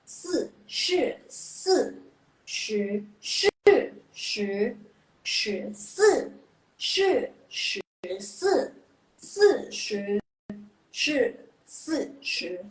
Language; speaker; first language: Chinese; non-native, fluent; Indonesian